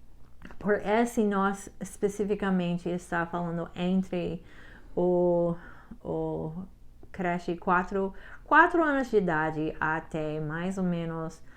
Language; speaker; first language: Portuguese; non-native, learner; English